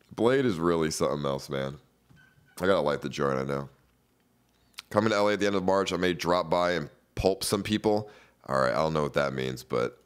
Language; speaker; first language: English; native; English